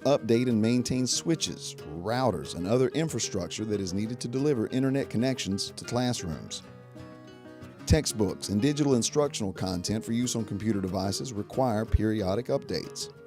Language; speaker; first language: English; native; English